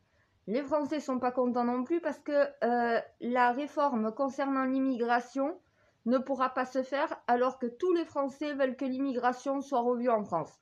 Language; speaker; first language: French; native; French